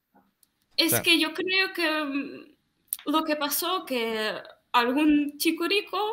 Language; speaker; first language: Spanish; non-native, fluent; Russian